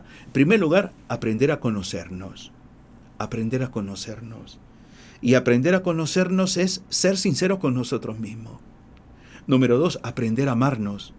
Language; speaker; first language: Spanish; native; Spanish